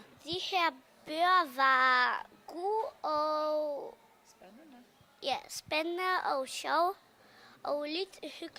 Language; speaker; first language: Danish; early bilingual, other home language; Polish